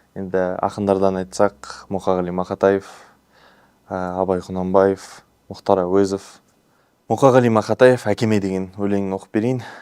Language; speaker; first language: Kazakh; non-native, local second language; Uyghur